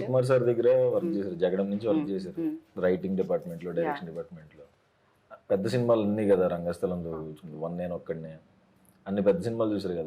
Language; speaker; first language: Telugu; native; Telugu